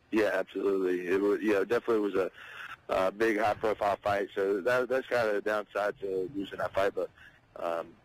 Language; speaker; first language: English; native; English